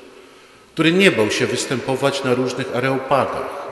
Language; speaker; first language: Polish; native; Polish